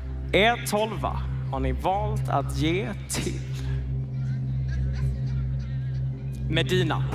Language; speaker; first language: Swedish; native; Swedish